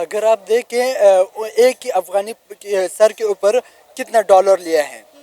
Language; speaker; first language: Hindi; non-native, local second language; Pashto